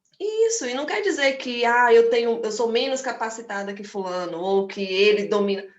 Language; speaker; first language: Portuguese; native; Portuguese